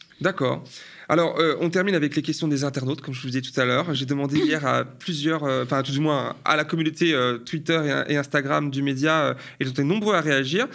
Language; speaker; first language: French; native; French